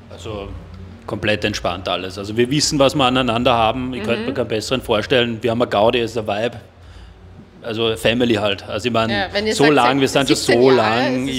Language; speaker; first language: German; native; German